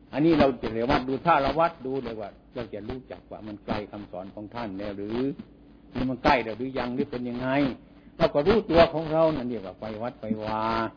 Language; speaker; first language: Thai; non-native, local second language; Northeastern Thai